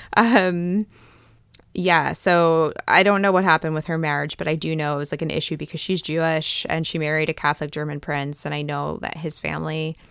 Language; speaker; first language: English; native; English